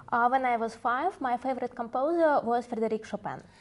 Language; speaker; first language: English; non-native, fluent; Russian